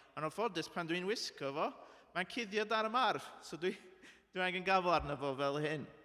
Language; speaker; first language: Welsh; non-native, local second language; English